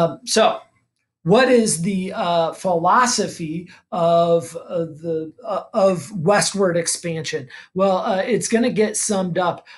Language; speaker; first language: English; native; English